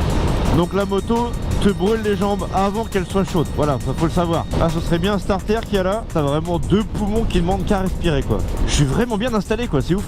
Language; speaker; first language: French; native; French